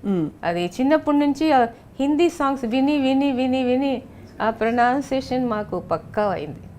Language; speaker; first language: Telugu; non-native, local second language; Tamil